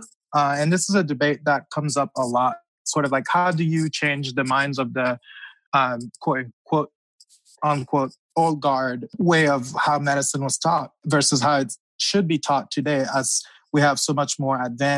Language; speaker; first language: English; non-native, local second language; French